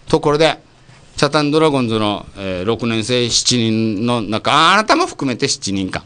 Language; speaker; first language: Japanese; native; Japanese